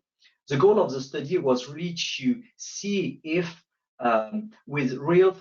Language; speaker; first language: English; non-native, fluent; French